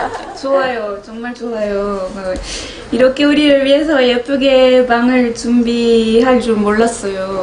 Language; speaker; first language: Korean; non-native, learner; French